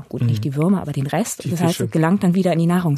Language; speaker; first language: German; native; German